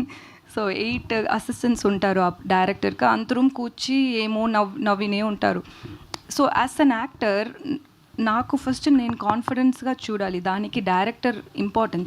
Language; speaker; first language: Telugu; non-native, learner; Tamil